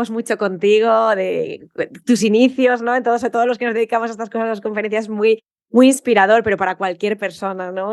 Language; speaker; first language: Spanish; native; Spanish